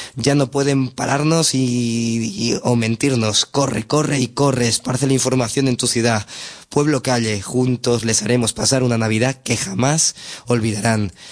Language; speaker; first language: Spanish; non-native, local second language; Catalan